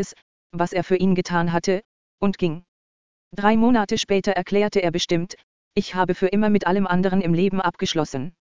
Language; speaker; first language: German; native; German